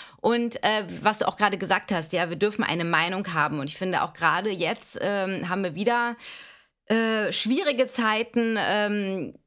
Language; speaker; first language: German; early bilingual, other home language; Greek